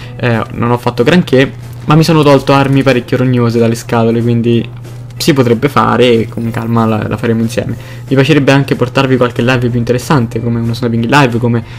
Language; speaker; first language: Italian; native; Italian